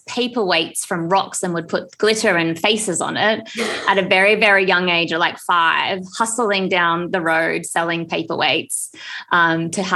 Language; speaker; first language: English; native; English